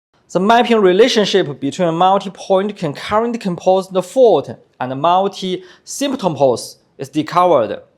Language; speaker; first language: English; non-native, fluent; Chinese